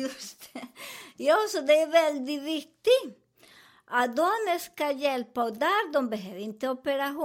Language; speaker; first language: Swedish; non-native, learner; Spanish